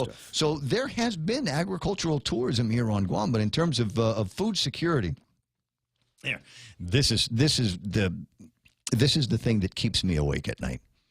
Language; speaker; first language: English; native; English